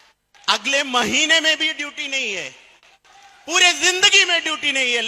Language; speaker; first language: Hindi; non-native, fluent; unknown